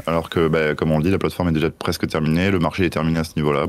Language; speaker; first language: French; native; French